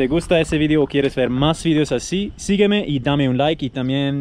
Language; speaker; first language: Spanish; non-native, fluent; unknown